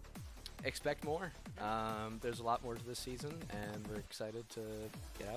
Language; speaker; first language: English; native; English